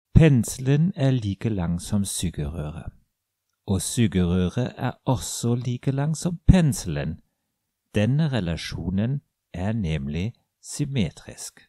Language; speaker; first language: Norwegian; non-native, fluent; German